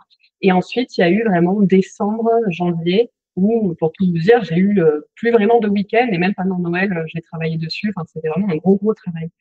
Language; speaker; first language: French; native; French